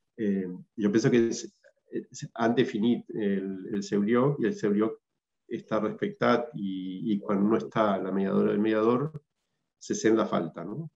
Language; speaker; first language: Catalan; non-native, local second language; Spanish